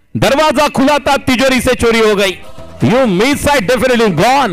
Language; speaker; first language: Hindi; non-native, local second language; Marathi